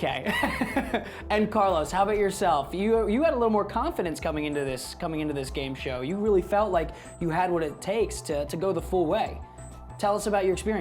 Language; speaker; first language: English; native; English